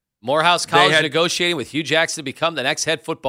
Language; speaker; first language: English; native; English